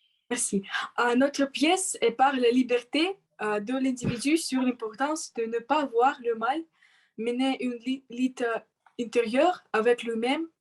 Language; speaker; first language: French; non-native, learner; Russian